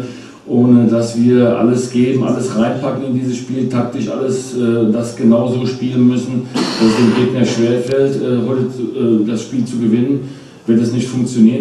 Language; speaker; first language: German; native; German